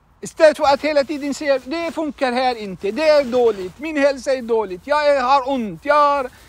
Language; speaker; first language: Swedish; non-native, fluent; Arabic